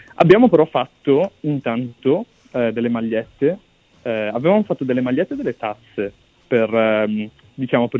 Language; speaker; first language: Italian; early bilingual, other home language; English